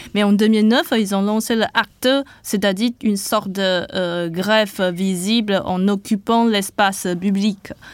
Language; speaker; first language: French; non-native, fluent; Chinese